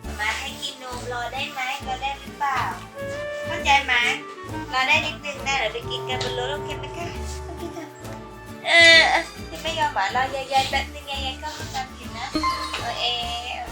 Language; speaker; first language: Thai; native; Thai